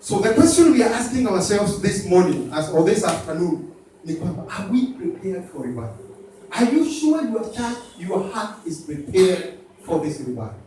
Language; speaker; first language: English; non-native, local second language; Swahili